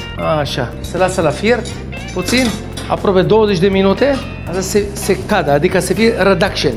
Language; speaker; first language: Romanian; non-native, learner; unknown